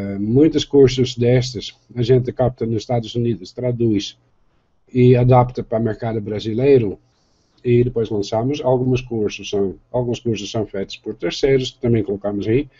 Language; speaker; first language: Portuguese; non-native, fluent; Dutch